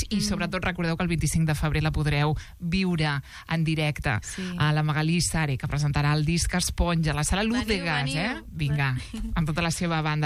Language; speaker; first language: Catalan; native; Catalan